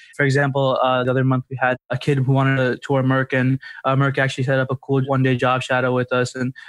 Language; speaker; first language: English; native; English